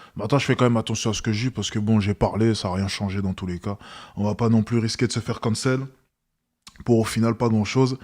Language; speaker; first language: French; native; French